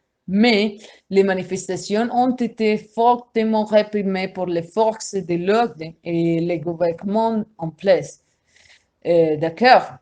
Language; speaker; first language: French; non-native, learner; Spanish